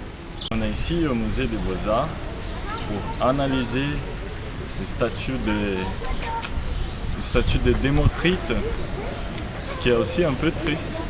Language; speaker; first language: French; non-native, fluent; Portuguese